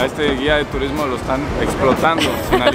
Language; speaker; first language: Spanish; native; Spanish